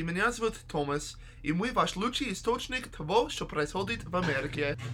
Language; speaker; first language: Russian; non-native, learner; English